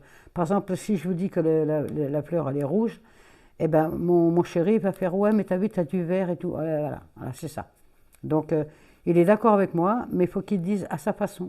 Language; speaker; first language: French; native; French